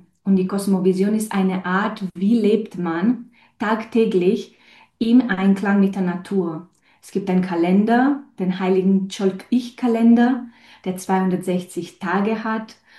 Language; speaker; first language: German; non-native, fluent; Romanian